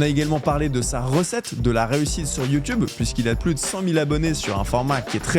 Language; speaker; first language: French; native; French